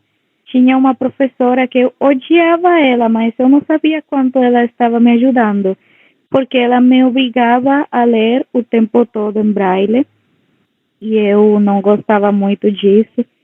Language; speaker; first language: Portuguese; non-native, local second language; Spanish